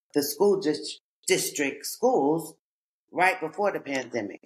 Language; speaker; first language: English; native; English